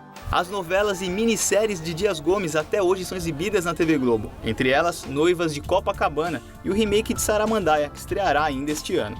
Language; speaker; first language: Portuguese; native; Portuguese